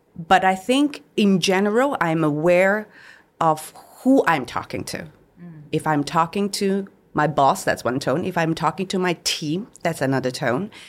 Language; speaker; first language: English; non-native, local second language; Cantonese